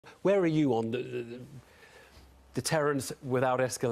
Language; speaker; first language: English; native; English